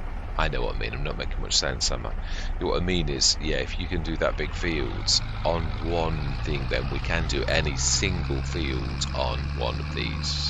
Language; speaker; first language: English; native; English